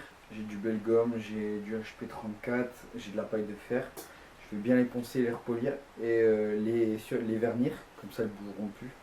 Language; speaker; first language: French; native; French